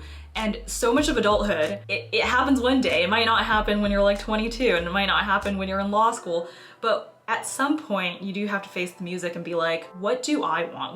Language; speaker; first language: English; early bilingual, other home language; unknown